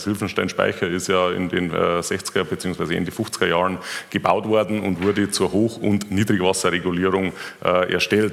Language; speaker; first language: German; native; German